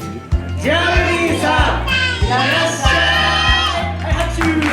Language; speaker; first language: Japanese; native; Japanese